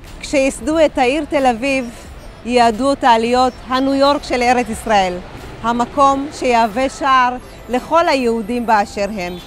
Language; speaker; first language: Hebrew; early bilingual, other home language; Amharic